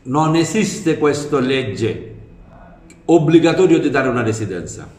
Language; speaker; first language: Italian; non-native, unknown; Bangla